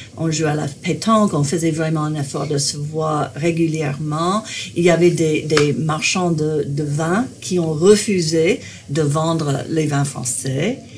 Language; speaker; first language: French; non-native, fluent; English